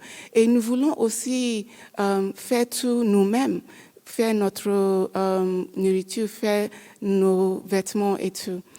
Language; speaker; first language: French; non-native, learner; English